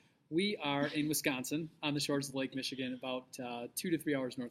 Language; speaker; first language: English; native; English